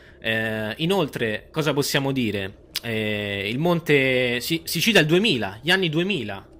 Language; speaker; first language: Italian; native; Italian